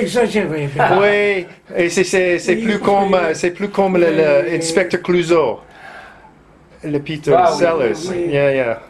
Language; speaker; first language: French; non-native, learner; English